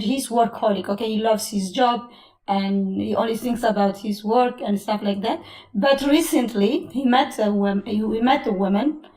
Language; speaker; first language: English; non-native, fluent; Italian